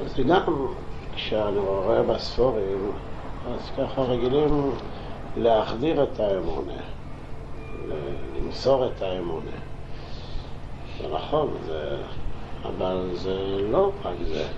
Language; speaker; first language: Hebrew; non-native, local second language; Yiddish